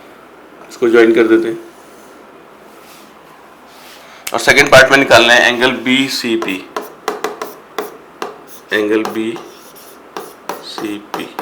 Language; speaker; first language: Hindi; native; Hindi